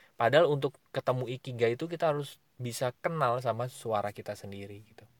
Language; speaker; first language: Indonesian; native; Indonesian